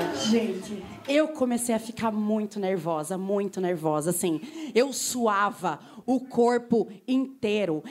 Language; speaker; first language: Portuguese; native; Portuguese